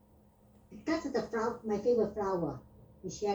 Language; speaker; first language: English; non-native, learner; Vietnamese